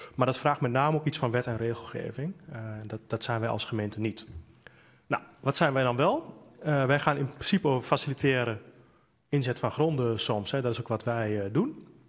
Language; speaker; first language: Dutch; native; Dutch